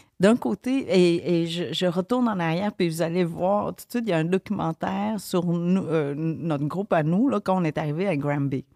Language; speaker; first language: French; early bilingual, other home language; Vietnamese